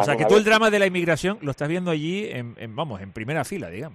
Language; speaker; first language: Spanish; native; Spanish